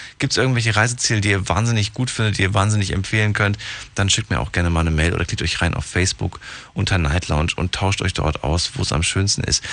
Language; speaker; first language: German; native; German